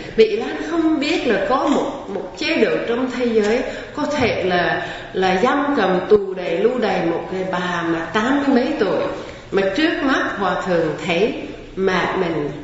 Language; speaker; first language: Vietnamese; non-native, fluent; English